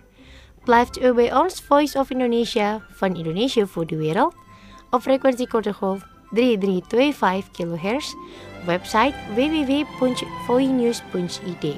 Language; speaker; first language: Dutch; non-native, learner; Indonesian